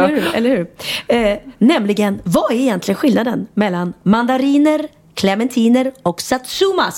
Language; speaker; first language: Swedish; native; Swedish